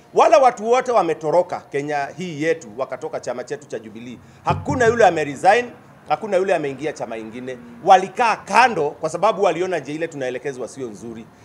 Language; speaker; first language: Swahili; non-native, local second language; Kikuyu